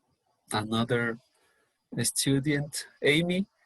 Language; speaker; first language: English; non-native, learner; Spanish